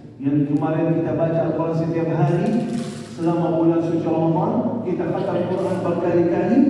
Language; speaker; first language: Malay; non-native, fluent; Arabic